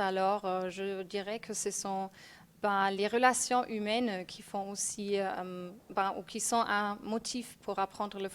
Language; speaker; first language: French; non-native, fluent; German